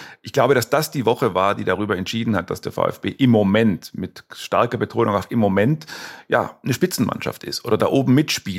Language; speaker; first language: German; native; German